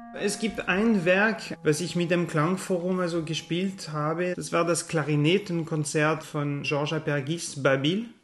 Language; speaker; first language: German; non-native, fluent; French